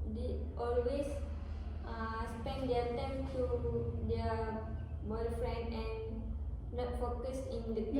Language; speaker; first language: English; non-native, learner; Malay